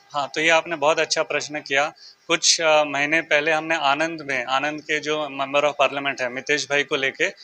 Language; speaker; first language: Hindi; non-native, local second language; Marathi